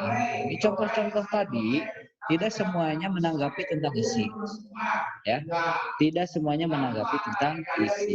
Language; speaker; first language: Indonesian; native; Indonesian